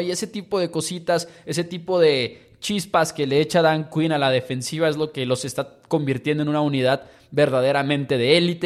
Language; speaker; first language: Spanish; native; Spanish